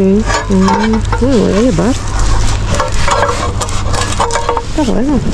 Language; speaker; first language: Spanish; non-native, learner; Filipino